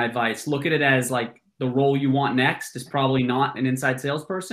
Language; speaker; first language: English; native; English